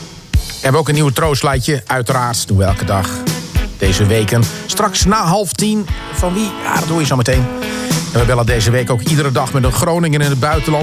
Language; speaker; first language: Dutch; native; Dutch